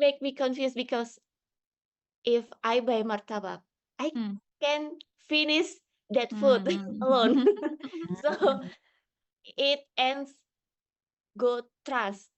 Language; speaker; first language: English; non-native, learner; Indonesian